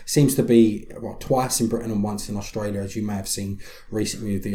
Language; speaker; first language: English; native; English